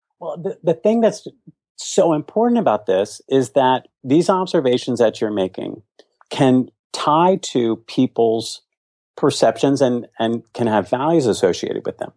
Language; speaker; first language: English; native; English